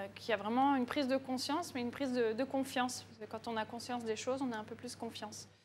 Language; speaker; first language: French; native; French